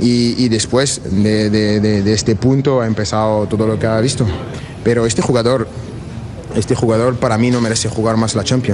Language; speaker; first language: Spanish; non-native, fluent; French